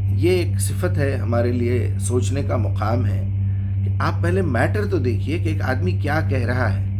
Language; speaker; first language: Urdu; native; Urdu